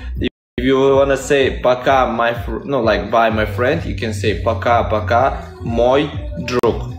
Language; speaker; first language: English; non-native, learner; Russian